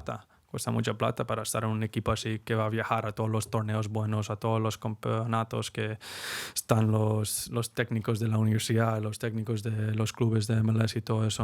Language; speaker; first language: Spanish; early bilingual, heritage; Spanish